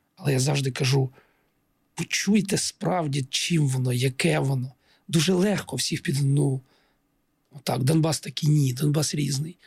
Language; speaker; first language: Ukrainian; non-native, local second language; Russian